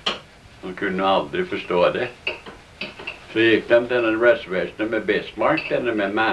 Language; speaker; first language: Norwegian; early bilingual, heritage; Norwegian